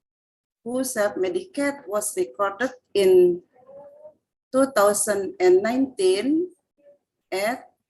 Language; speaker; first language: English; non-native, fluent; Indonesian